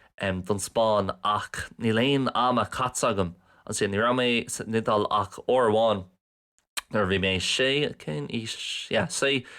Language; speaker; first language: Irish; non-native, local second language; English